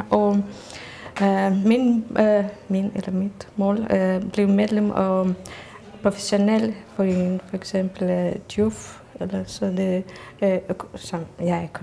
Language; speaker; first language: Danish; non-native, learner; Russian